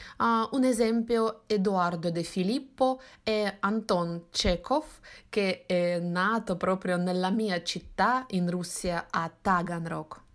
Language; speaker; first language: Italian; non-native, fluent; Russian